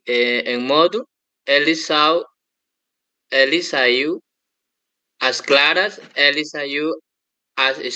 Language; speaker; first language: Portuguese; non-native, learner; Spanish